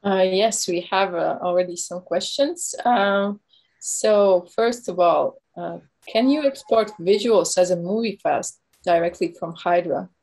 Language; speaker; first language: English; non-native, fluent; Latvian